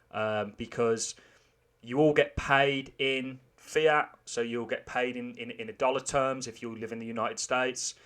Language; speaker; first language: English; native; English